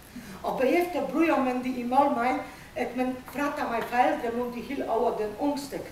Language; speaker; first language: Danish; non-native, fluent; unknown